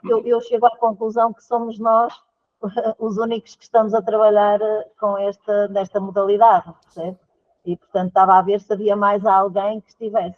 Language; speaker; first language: Portuguese; native; Portuguese